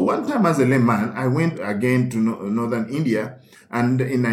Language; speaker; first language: English; non-native, local second language; Ganda